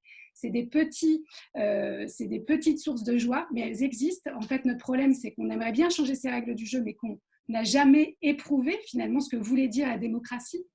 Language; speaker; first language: French; native; French